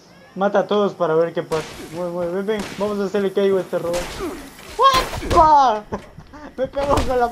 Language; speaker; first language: Spanish; native; Spanish